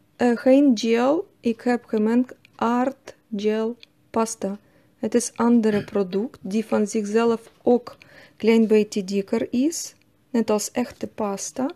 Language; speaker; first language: Dutch; non-native, learner; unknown